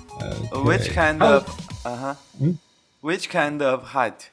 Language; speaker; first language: English; non-native, learner; Chinese